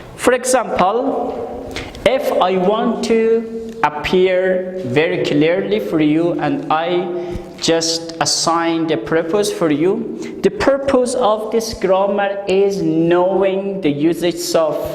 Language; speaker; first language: English; non-native, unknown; Persian